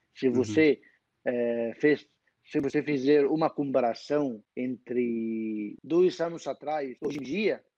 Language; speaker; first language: Portuguese; non-native, fluent; Arabic